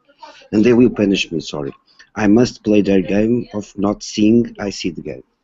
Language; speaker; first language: English; non-native, learner; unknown